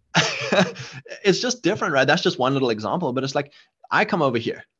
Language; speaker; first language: English; native; English